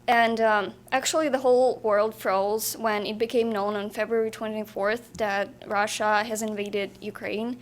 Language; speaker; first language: English; non-native, fluent; Ukrainian